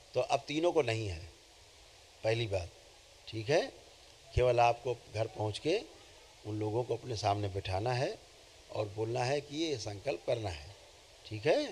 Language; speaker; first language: Hindi; native; Hindi